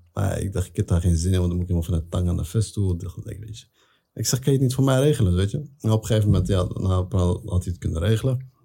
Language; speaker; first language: Dutch; early bilingual, other home language; Arabic